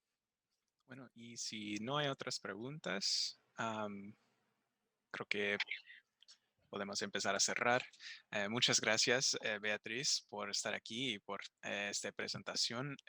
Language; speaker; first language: Spanish; early bilingual, heritage; Spanish